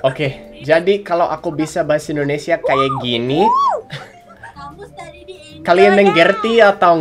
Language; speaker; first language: Indonesian; non-native, fluent; English